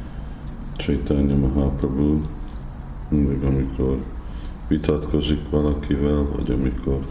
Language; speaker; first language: Hungarian; non-native, fluent; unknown